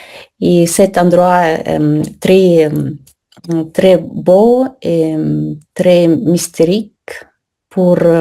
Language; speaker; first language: French; non-native, learner; Russian